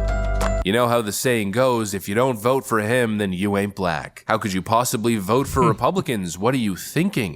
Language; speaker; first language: English; native; English